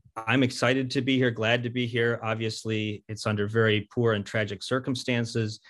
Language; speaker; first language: English; early bilingual, other home language; Ukrainian